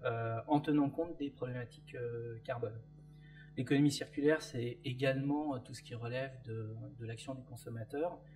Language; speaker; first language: French; native; French